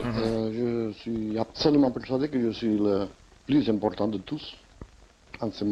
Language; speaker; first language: French; non-native, fluent; Catalan